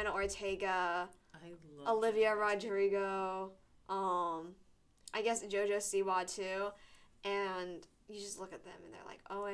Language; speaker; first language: English; native; English